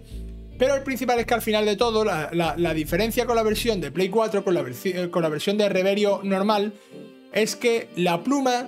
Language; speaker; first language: Spanish; native; Spanish